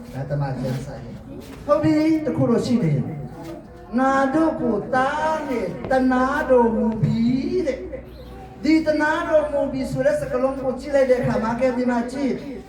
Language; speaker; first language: Burmese; non-native, local second language; Hakha Chin